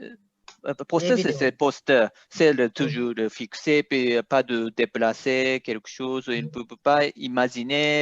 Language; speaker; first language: French; non-native, fluent; Japanese